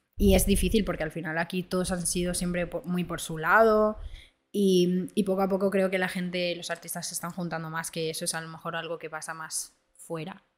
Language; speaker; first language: Spanish; early bilingual, other home language; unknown